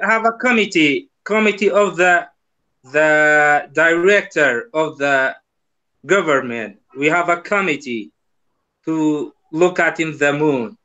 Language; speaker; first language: English; non-native, learner; Kurdish